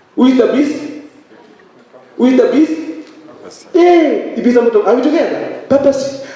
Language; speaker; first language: English; non-native, local second language; Swahili